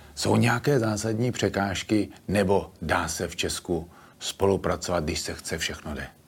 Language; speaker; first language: Czech; native; Czech